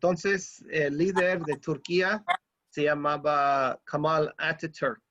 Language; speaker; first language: Spanish; non-native, fluent; English